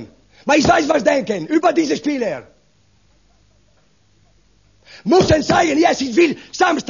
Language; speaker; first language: German; non-native, learner; Italian